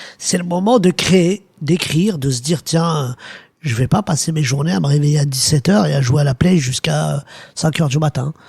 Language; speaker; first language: French; early bilingual, other home language; Arabic